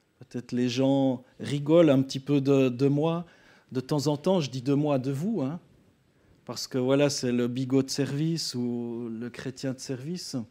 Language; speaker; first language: French; native; French